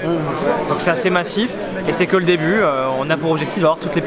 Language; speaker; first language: French; native; French